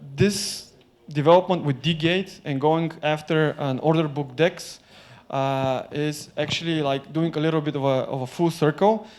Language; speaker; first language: English; non-native, fluent; Bulgarian